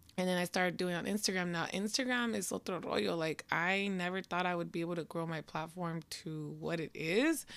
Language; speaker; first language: English; early bilingual, other home language; Spanish